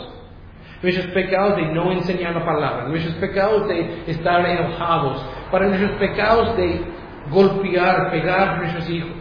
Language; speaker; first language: Spanish; non-native, fluent; English